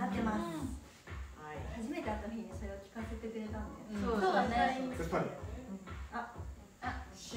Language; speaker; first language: Japanese; native; Japanese